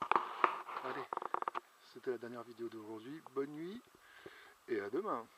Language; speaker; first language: French; native; French